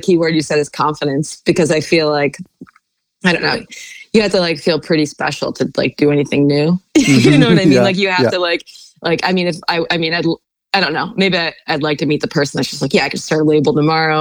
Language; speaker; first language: English; native; English